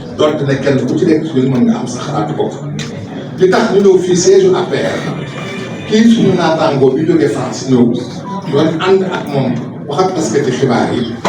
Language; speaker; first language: Wolof; non-native, local second language; Fula